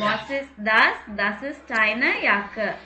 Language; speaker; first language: German; non-native, fluent; Tamil